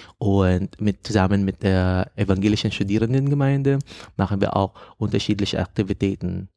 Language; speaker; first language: German; non-native, fluent; Filipino